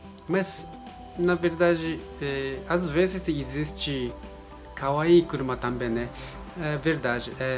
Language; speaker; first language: Portuguese; non-native, learner; Japanese